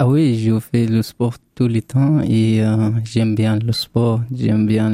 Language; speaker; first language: French; non-native, learner; Arabic